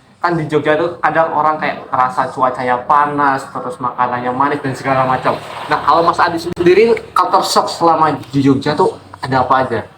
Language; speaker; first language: Indonesian; non-native, local second language; Javanese